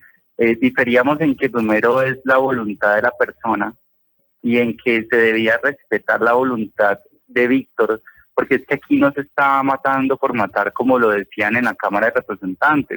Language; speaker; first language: Spanish; native; Spanish